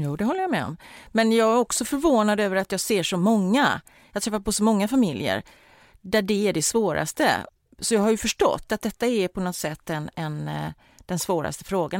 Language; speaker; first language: Swedish; native; Swedish